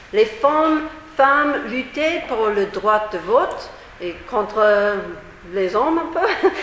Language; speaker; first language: French; non-native, fluent; English